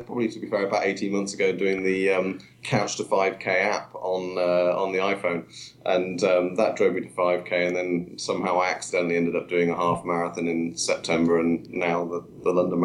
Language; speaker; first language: English; native; English